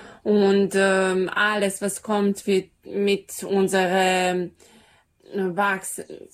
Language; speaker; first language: German; non-native, learner; Serbian